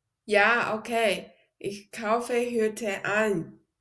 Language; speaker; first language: German; non-native, learner; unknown